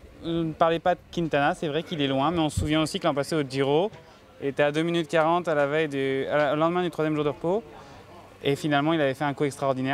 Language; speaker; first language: French; native; French